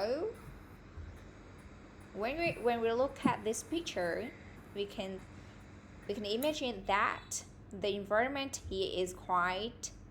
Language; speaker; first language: English; non-native, fluent; Vietnamese